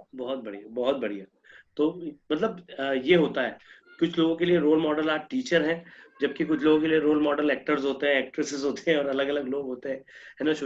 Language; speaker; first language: Hindi; non-native, local second language; Marathi